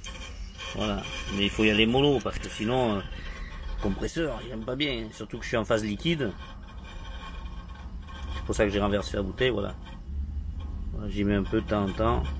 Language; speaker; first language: French; native; French